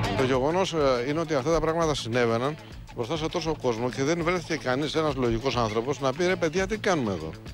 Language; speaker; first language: Greek; native; Greek